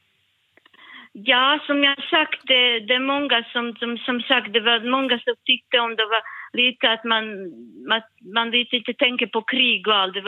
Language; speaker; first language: Swedish; non-native, learner; Bosnian